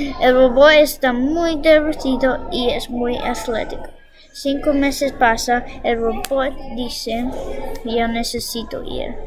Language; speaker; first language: Spanish; non-native, learner; English